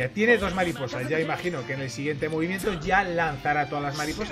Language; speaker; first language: Spanish; native; Spanish